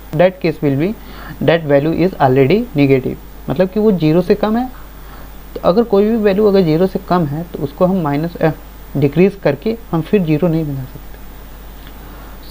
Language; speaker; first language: Hindi; native; Hindi